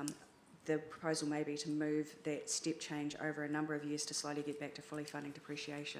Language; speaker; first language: English; native; English